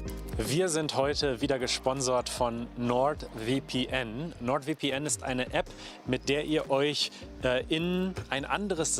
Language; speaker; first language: German; native; German